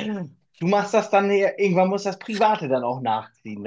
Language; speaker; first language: German; native; German